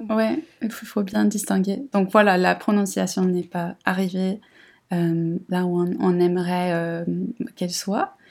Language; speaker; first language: French; non-native, fluent; English